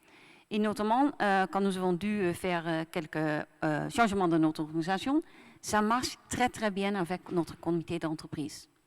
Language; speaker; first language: French; non-native, fluent; Dutch